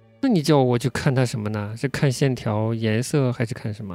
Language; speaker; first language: Chinese; native; Chinese